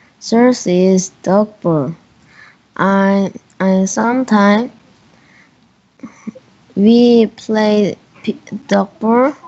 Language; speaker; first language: English; non-native, learner; Korean